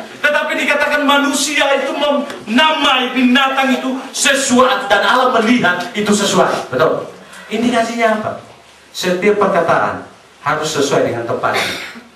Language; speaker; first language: Indonesian; native; Indonesian